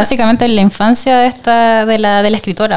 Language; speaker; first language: Spanish; native; Spanish